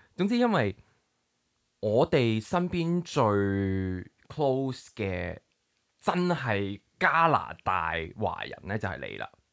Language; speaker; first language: Cantonese; native; Cantonese